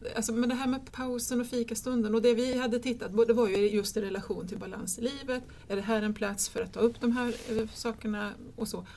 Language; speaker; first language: Swedish; native; Swedish